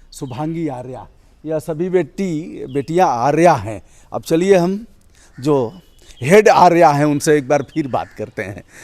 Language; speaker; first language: Hindi; native; Hindi